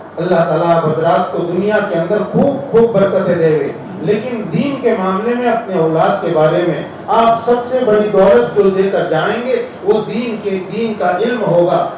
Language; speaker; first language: Urdu; non-native, local second language; Gujarati